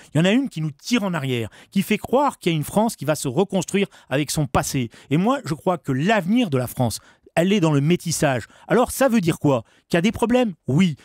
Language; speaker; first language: French; native; French